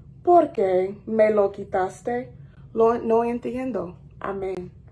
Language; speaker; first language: Spanish; non-native, fluent; English